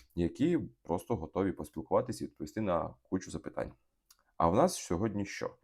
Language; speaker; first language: Ukrainian; non-native, local second language; Russian